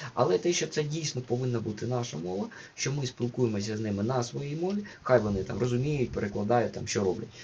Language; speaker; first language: Ukrainian; non-native, local second language; Russian